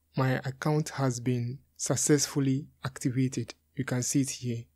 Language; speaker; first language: English; non-native, local second language; Akan